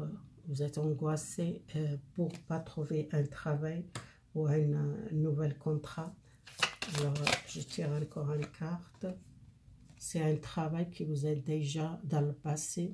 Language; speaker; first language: French; non-native, fluent; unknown